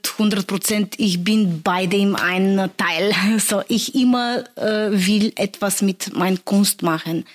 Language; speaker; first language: German; non-native, learner; Bulgarian